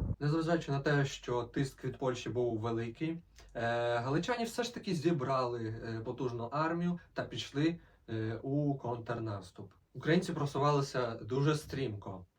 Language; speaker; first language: Ukrainian; native; Ukrainian